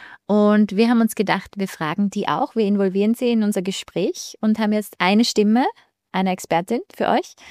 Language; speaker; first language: German; native; German